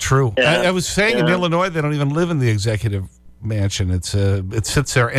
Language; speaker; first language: English; native; English